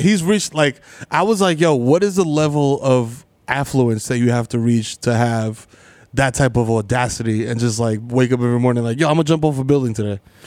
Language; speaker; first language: English; early bilingual, other home language; Spanish